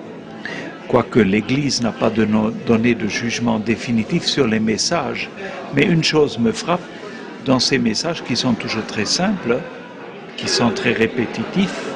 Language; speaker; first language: French; non-native, fluent; German